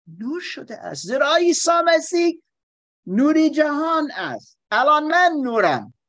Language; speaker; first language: Persian; non-native, learner; German